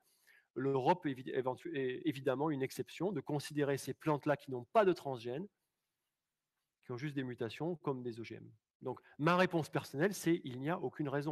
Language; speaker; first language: French; native; French